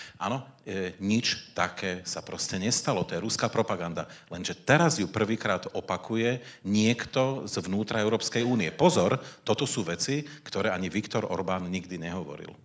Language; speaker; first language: Slovak; native; Slovak